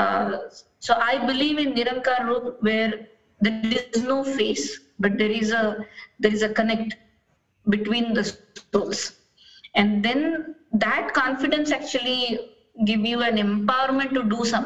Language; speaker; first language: English; non-native, local second language; Marathi